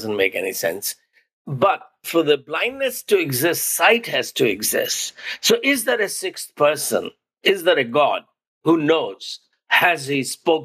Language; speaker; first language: English; non-native, local second language; Hindi